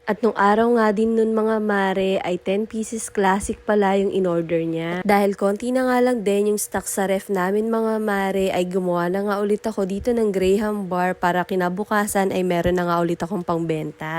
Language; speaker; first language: Filipino; native; Filipino